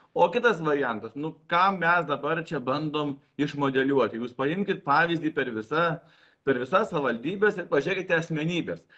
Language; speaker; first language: Lithuanian; native; Lithuanian